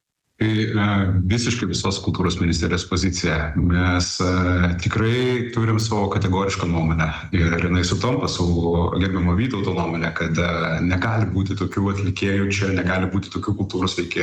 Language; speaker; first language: Lithuanian; native; Lithuanian